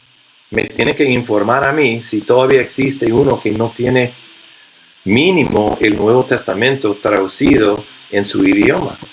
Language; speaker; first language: Spanish; non-native, fluent; English